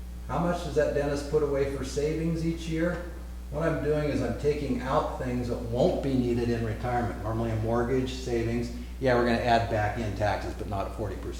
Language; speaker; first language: English; native; English